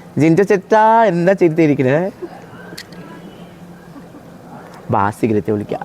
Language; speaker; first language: Malayalam; non-native, local second language; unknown